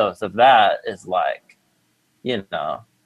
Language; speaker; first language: English; native; English